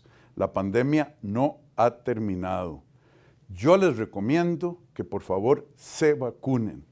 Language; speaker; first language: Spanish; native; Spanish